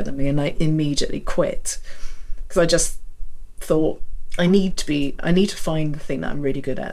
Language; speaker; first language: English; native; English